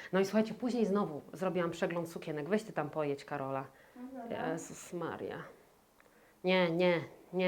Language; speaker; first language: Polish; native; Polish